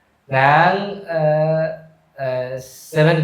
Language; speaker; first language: Malayalam; non-native, learner; Bangla